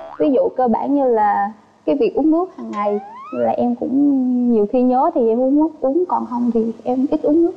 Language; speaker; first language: Vietnamese; native; Vietnamese